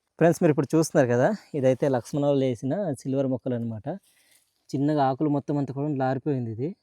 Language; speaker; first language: Telugu; non-native, local second language; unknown